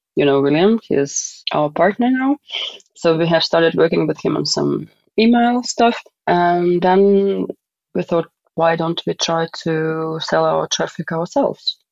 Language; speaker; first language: English; non-native, fluent; Russian